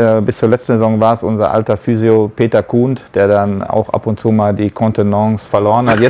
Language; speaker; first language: German; native; German